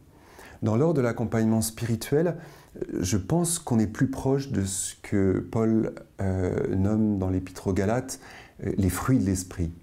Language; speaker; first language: French; native; French